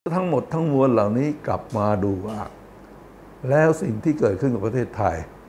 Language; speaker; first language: Thai; native; Thai